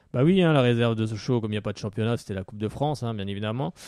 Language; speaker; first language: French; native; French